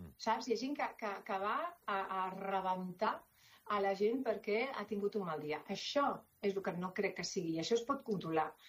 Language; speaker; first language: Catalan; non-native, local second language; Spanish